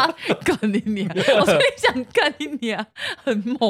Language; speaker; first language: Chinese; native; Chinese